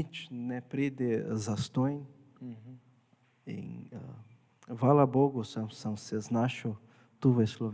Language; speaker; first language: Slovenian; non-native, fluent; Portuguese